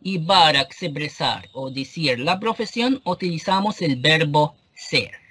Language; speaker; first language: Spanish; non-native, fluent; Arabic